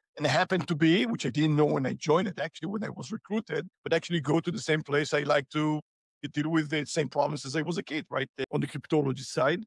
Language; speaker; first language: English; non-native, fluent; Hebrew